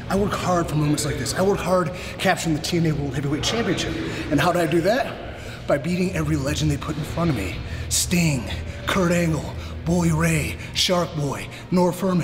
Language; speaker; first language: English; native; English